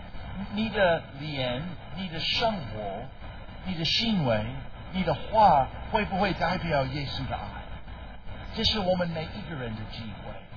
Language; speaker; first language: Chinese; non-native, fluent; English